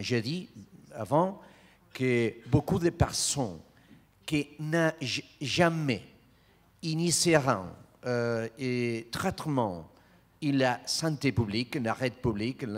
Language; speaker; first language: French; non-native, learner; Spanish